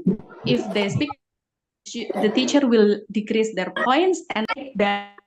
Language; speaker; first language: English; non-native, fluent; Indonesian